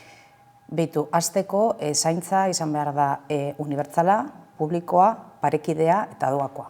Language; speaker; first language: Basque; native; Basque